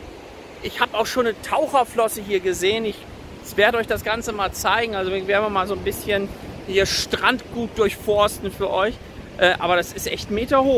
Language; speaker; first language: German; native; German